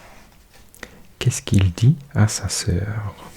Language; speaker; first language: French; non-native, learner; English